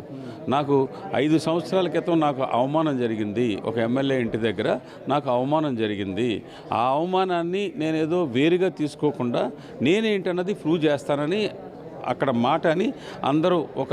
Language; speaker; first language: Telugu; native; Telugu